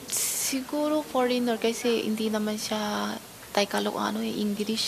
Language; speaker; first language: Filipino; non-native, learner; Chinese